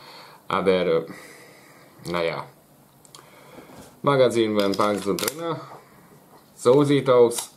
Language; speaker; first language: German; non-native, learner; Hungarian